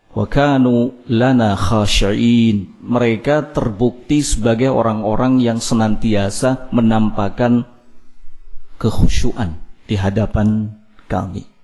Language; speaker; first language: Indonesian; native; Indonesian